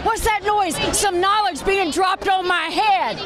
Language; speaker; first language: English; native; English